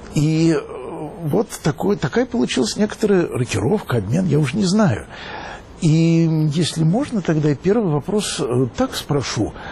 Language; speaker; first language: Russian; native; Russian